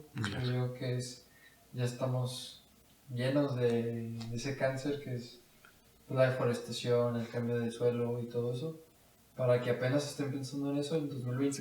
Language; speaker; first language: Spanish; native; Spanish